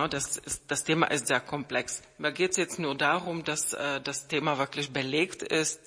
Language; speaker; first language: German; non-native, fluent; Czech